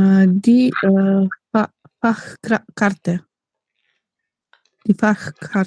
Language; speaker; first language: German; non-native, learner; Macedonian